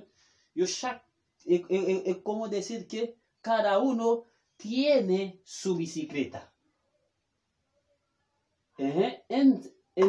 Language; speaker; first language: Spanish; non-native, fluent; Haitian Creole